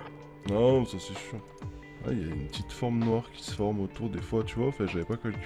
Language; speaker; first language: French; native; French